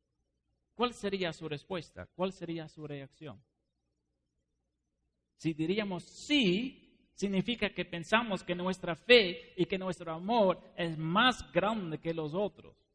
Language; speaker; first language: Spanish; non-native, fluent; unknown